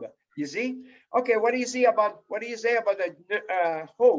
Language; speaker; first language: English; non-native, fluent; Spanish